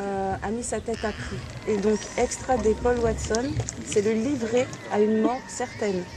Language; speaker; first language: French; native; French